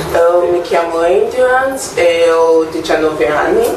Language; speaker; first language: Italian; non-native, learner; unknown